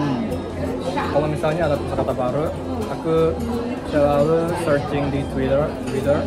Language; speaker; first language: Indonesian; non-native, fluent; Japanese